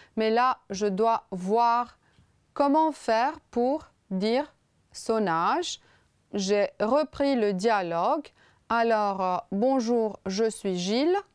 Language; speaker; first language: French; non-native, fluent; Romanian